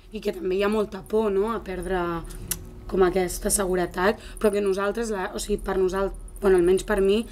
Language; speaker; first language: Catalan; non-native, local second language; Spanish